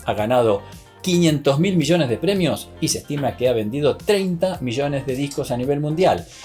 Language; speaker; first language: Spanish; native; Spanish